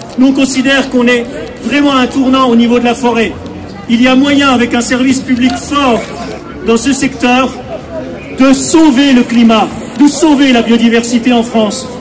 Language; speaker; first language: French; native; French